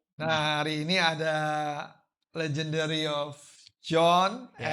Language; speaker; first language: Indonesian; native; Indonesian